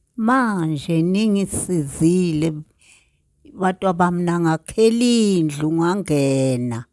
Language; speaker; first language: Zulu; native; Zulu